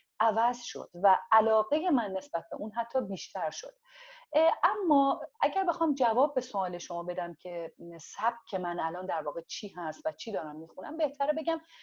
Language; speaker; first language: Persian; non-native, local second language; Azerbaijani